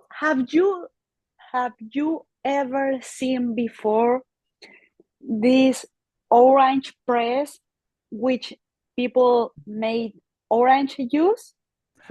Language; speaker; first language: English; non-native, learner; Spanish